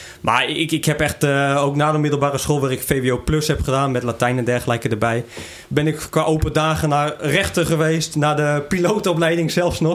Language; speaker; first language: Dutch; native; Dutch